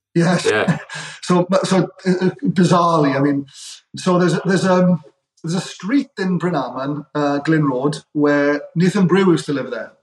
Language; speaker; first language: English; native; English